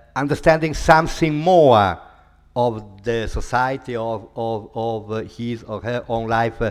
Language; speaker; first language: English; non-native, fluent; Italian